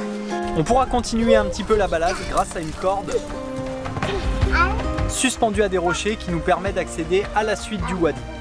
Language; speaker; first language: French; native; French